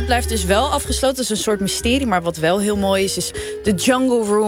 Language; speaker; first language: Dutch; native; Dutch